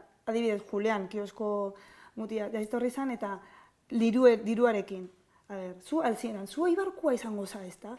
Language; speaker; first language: Basque; non-native, local second language; Spanish